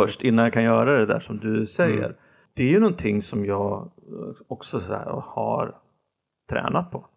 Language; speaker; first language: Swedish; native; Swedish